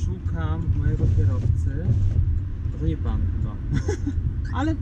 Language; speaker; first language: Polish; native; Polish